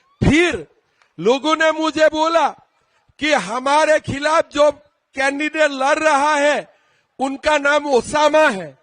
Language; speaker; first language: Hindi; non-native, local second language; Assamese